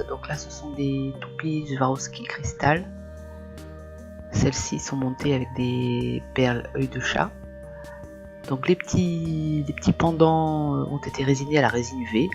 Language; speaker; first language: French; native; French